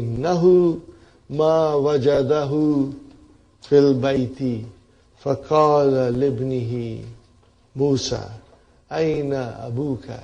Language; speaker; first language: Arabic; non-native, fluent; English